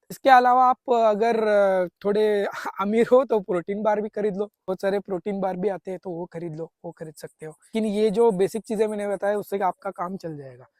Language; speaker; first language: Hindi; non-native, local second language; Marathi